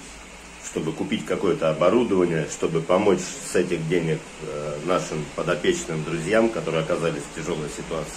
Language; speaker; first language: Russian; native; Russian